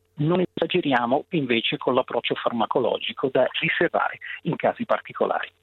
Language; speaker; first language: Italian; native; Italian